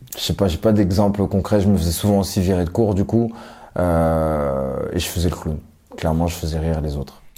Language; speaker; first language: French; native; French